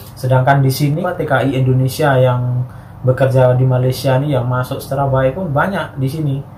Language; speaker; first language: Indonesian; native; Indonesian